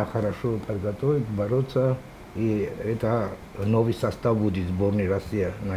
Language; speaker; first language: Russian; non-native, local second language; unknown